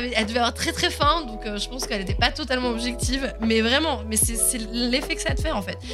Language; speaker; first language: French; early bilingual, other home language; Swiss German